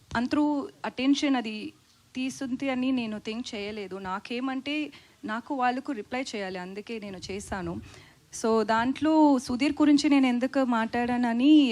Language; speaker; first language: Telugu; non-native, learner; Tamil